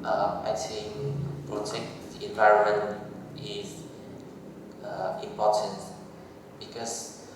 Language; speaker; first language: English; non-native, learner; Vietnamese